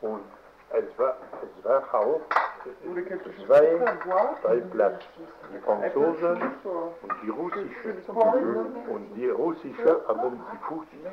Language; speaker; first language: German; non-native, learner; French